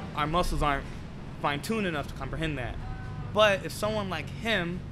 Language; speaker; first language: English; native; English